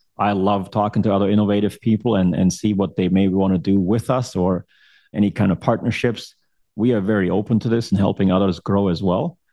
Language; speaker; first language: English; non-native, fluent; German